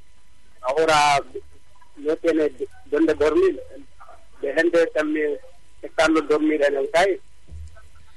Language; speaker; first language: Spanish; non-native, learner; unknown